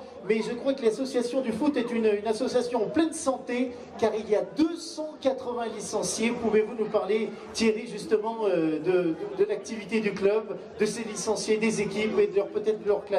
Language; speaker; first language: French; native; French